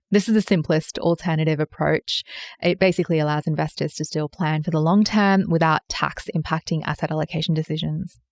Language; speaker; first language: English; native; English